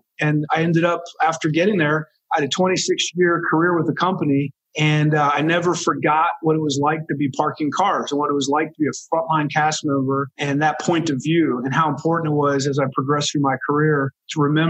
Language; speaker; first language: English; native; English